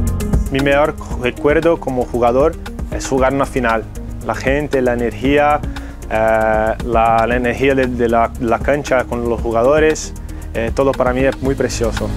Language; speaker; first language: Spanish; non-native, fluent; Portuguese